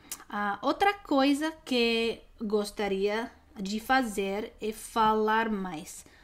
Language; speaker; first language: Portuguese; non-native, learner; English